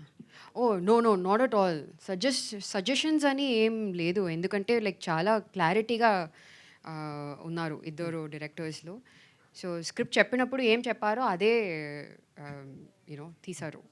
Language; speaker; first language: Telugu; non-native, fluent; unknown